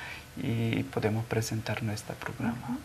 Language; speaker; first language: Spanish; non-native, learner; Bulgarian